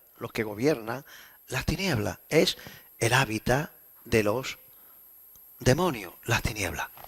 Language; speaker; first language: Spanish; native; Spanish